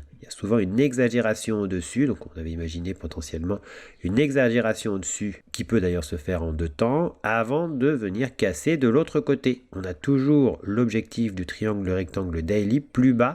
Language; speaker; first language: French; native; French